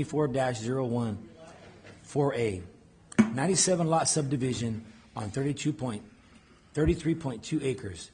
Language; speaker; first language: English; native; English